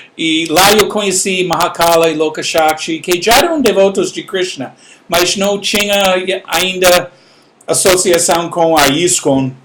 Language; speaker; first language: Portuguese; non-native, fluent; English